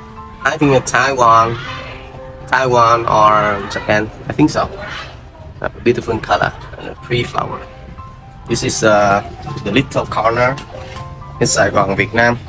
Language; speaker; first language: English; non-native, learner; Vietnamese